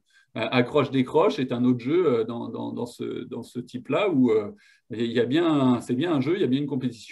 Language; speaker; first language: French; native; French